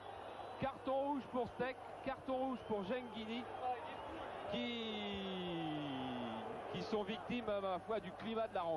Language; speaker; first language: French; native; French